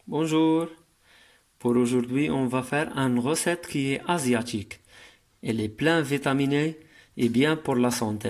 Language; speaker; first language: French; non-native, learner; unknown